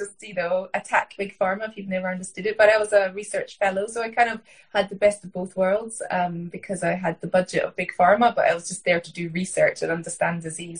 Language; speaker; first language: English; native; English